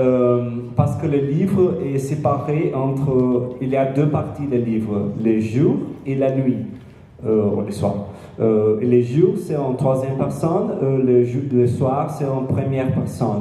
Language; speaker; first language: French; non-native, learner; Portuguese